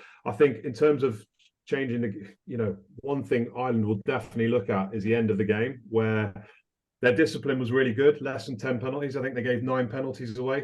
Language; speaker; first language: English; native; English